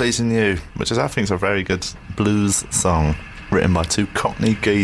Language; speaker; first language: English; native; English